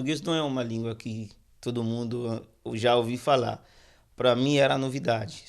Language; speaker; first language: Portuguese; non-native, fluent; Haitian Creole